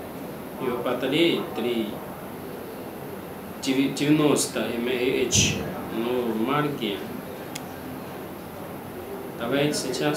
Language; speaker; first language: Russian; non-native, learner; Chinese